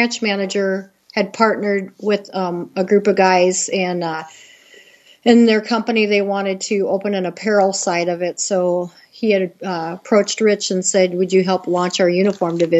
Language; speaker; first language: English; native; English